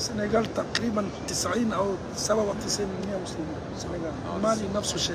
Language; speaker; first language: Arabic; non-native, learner; Bambara